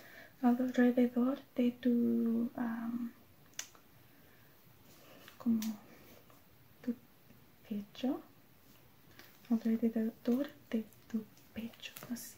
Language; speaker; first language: Spanish; non-native, learner; English